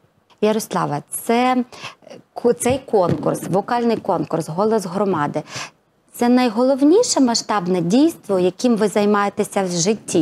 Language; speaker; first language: Ukrainian; native; Ukrainian